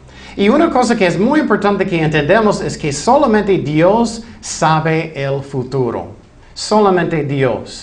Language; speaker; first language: Spanish; non-native, fluent; English